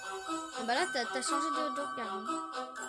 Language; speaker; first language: French; native; French